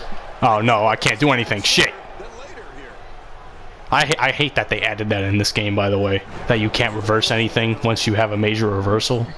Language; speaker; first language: English; native; English